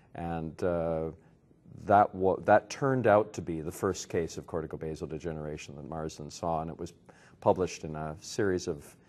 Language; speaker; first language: English; native; English